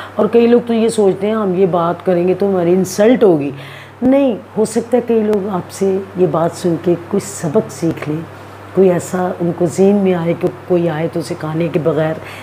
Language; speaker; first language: Urdu; non-native, local second language; Punjabi